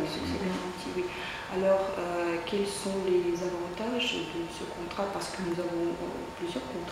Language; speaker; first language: French; non-native, fluent; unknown